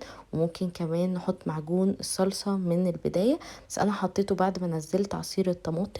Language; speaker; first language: Arabic; native; Arabic